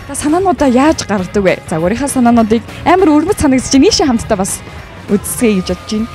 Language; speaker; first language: Mongolian; native; Mongolian